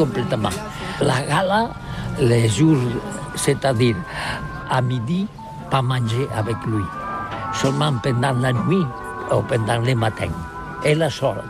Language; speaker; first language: French; non-native, learner; Catalan